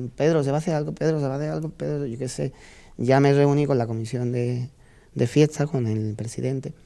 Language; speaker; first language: Spanish; native; Spanish